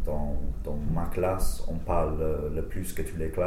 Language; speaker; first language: French; non-native, fluent; English